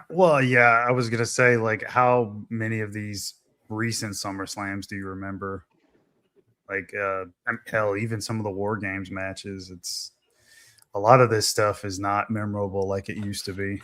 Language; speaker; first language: English; native; English